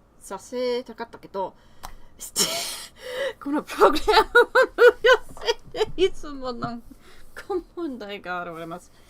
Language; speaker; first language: Japanese; non-native, learner; English